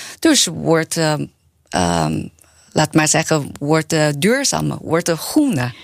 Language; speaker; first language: Dutch; non-native, learner; Chinese